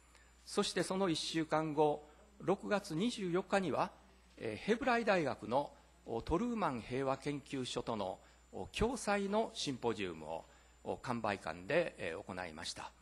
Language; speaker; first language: Japanese; native; Japanese